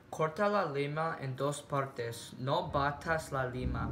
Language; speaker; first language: Spanish; non-native, learner; English